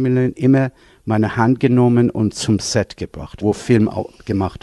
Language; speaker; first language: German; non-native, fluent; Persian